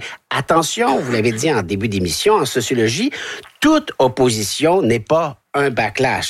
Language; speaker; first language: French; native; French